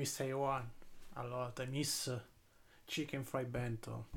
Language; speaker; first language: English; non-native, learner; Italian